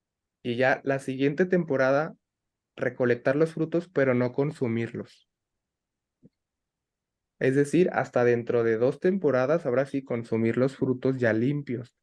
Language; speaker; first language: Spanish; native; Spanish